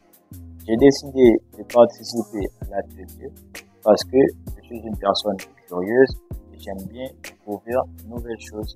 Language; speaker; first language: French; non-native, local second language; Haitian Creole